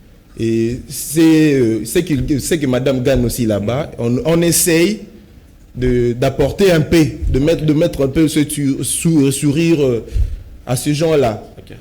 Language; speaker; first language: French; non-native, local second language; Lingala